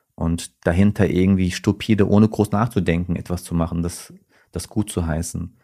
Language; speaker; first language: German; early bilingual, other home language; Turkish